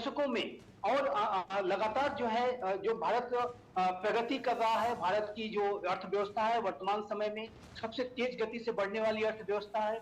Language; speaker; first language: Hindi; native; Hindi